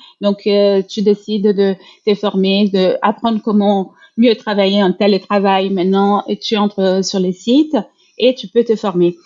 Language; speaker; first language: French; non-native, fluent; Portuguese